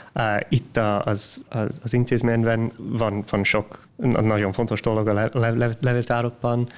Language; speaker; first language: Hungarian; early bilingual, heritage; English